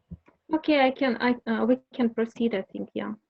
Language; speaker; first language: English; non-native, learner; Russian